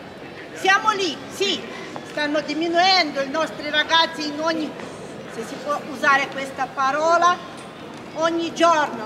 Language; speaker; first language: Italian; non-native, fluent; Ukrainian